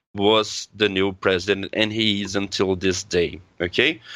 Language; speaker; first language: English; non-native, fluent; Portuguese